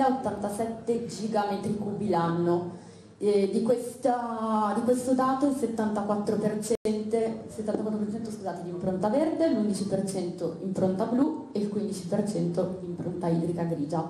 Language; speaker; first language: Italian; native; Italian